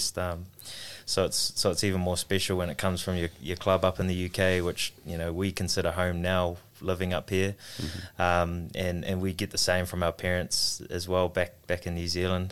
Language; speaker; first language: English; native; English